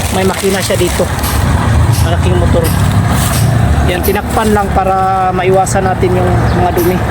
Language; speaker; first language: Filipino; non-native, local second language; Cebuano